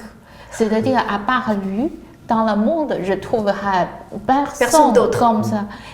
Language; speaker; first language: French; non-native, learner; Chinese